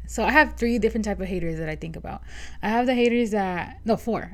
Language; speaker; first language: English; early bilingual, other home language; Spanish